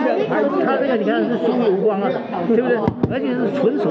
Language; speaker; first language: Chinese; native; Chinese